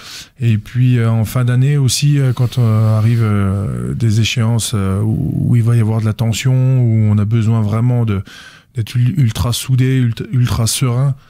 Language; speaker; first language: French; native; French